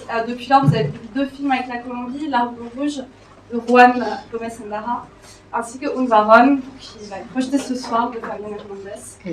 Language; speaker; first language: French; native; French